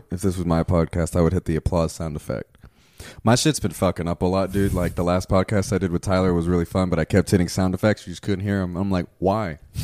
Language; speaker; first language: English; early bilingual, other home language; Spanish